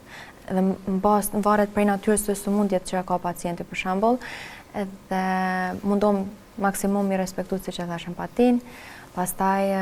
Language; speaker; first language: Albanian; native; Albanian